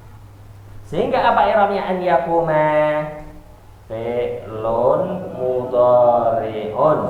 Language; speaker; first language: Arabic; non-native, fluent; Indonesian